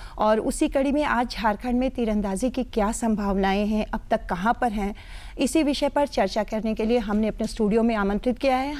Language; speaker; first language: Hindi; native; Hindi